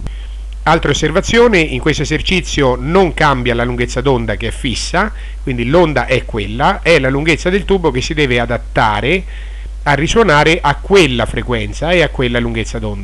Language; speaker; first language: Italian; native; Italian